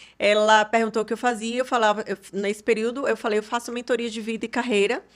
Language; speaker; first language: Portuguese; native; Portuguese